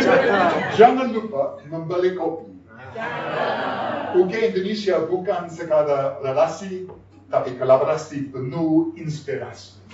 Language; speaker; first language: Indonesian; non-native, fluent; English